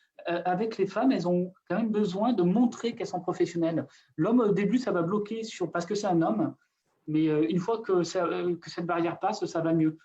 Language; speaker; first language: French; native; French